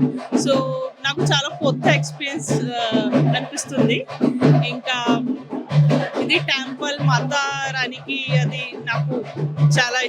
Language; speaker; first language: Telugu; non-native, local second language; Hindi